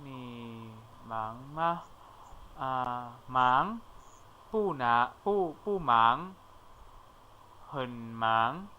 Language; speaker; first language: Chinese; non-native, learner; Thai